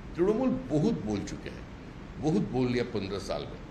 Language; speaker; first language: Hindi; non-native, local second language; Bangla